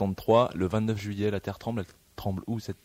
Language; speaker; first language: French; native; French